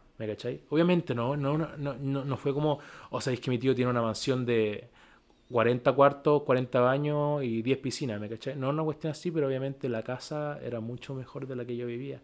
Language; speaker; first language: Spanish; native; Spanish